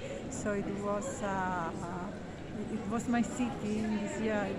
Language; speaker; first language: English; non-native, learner; Spanish